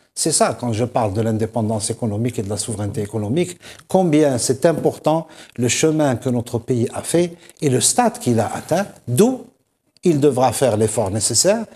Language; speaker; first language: French; non-native, local second language; Kabyle